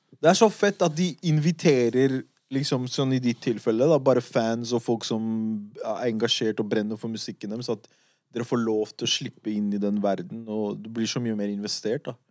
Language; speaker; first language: Norwegian; early bilingual, other home language; Kurdish